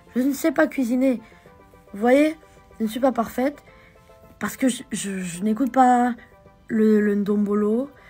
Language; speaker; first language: French; native; French